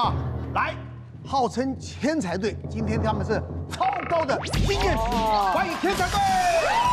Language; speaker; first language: Chinese; native; Chinese